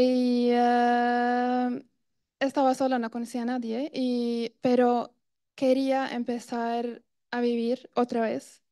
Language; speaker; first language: Spanish; non-native, fluent; Arabic